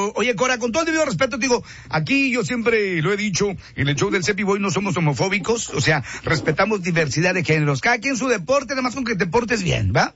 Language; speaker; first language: Spanish; native; Spanish